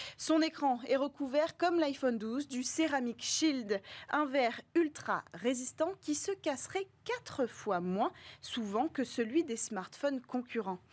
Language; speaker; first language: French; native; French